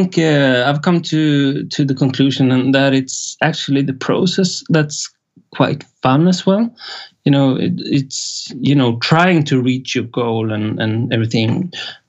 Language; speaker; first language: English; non-native, fluent; Swedish